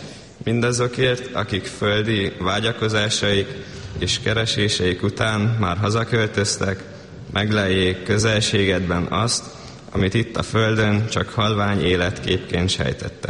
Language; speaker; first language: Hungarian; native; Hungarian